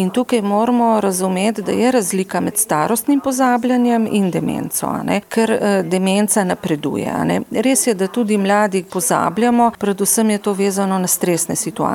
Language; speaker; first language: Slovenian; native; Slovenian